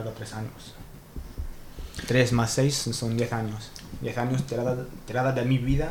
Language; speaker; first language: Spanish; non-native, learner; Arabic